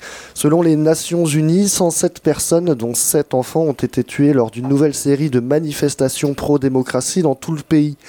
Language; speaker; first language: French; native; French